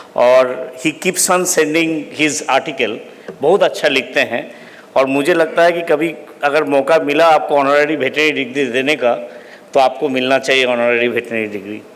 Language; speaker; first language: Hindi; non-native, local second language; Bangla